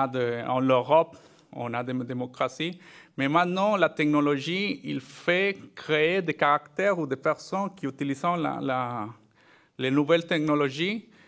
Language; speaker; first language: French; non-native, fluent; Spanish